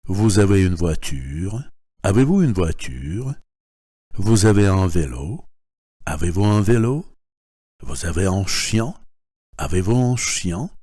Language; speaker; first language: French; non-native, fluent; Russian